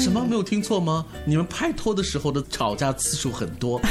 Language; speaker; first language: Chinese; native; Chinese